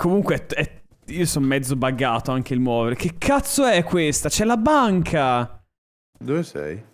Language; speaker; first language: Italian; native; Italian